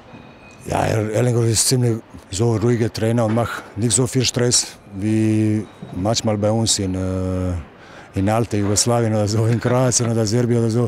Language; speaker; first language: German; non-native, learner; Croatian